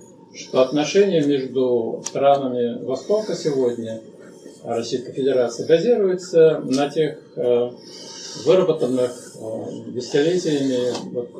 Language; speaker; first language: Russian; native; Russian